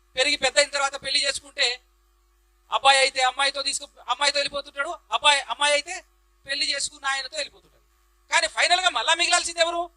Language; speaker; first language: Telugu; native; Telugu